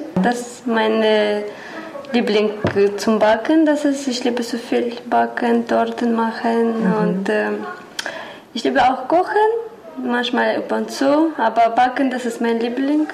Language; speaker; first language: German; non-native, learner; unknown